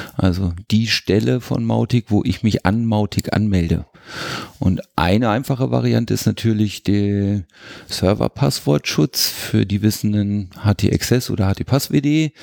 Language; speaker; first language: German; native; German